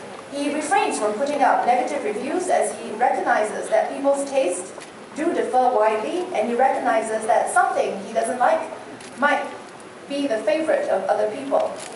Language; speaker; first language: English; non-native, local second language; Chinese